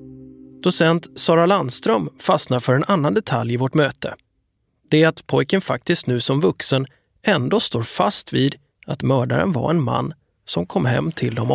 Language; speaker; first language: Swedish; native; Swedish